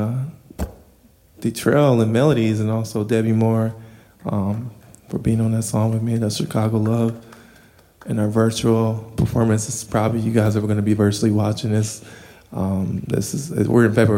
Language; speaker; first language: English; native; English